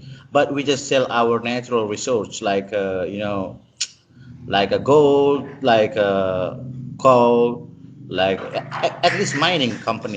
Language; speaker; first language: English; non-native, learner; Indonesian